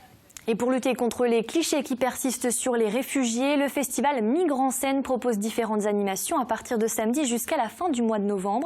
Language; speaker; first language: French; native; French